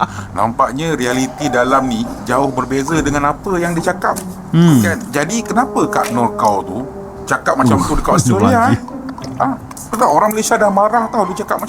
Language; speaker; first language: Malay; native; Malay